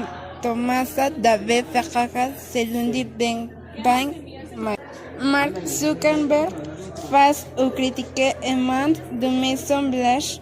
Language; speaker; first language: French; non-native, learner; Spanish